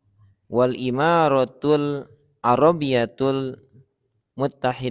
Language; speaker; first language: Arabic; non-native, learner; Indonesian